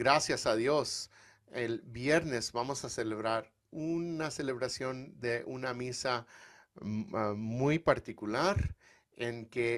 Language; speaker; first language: Spanish; early bilingual, heritage; English